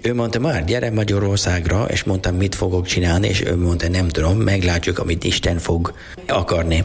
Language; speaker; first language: Hungarian; non-native, learner; English